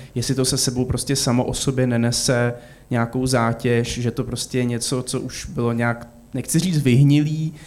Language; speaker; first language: Czech; native; Czech